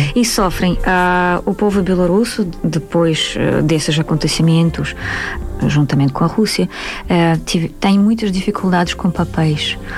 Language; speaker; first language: Portuguese; non-native, fluent; Russian